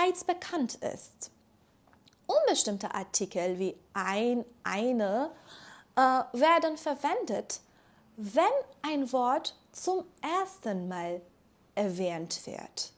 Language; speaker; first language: German; native; German